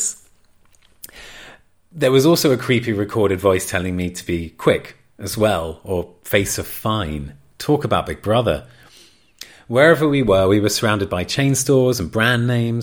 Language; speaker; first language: English; native; English